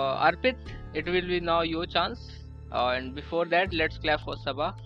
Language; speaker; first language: English; non-native, local second language; Hindi